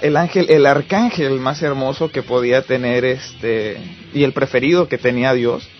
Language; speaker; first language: Spanish; native; Spanish